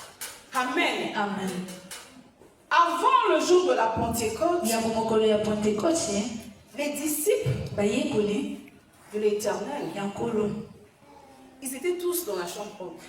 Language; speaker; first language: French; non-native, local second language; Lingala